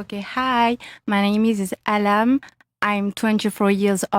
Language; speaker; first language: English; non-native, learner; French